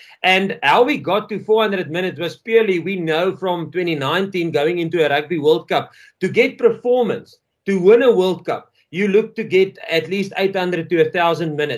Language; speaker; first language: English; non-native, local second language; Afrikaans